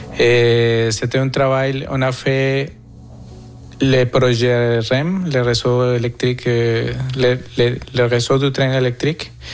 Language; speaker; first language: French; non-native, fluent; Spanish